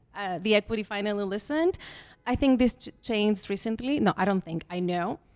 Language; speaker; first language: English; non-native, fluent; Greek